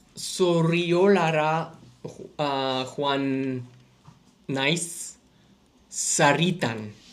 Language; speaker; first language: Basque; non-native, learner; English